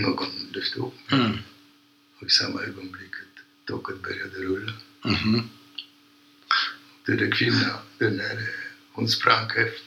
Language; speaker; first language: Swedish; non-native, fluent; Polish